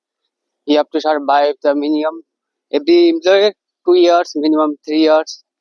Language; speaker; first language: English; non-native, learner; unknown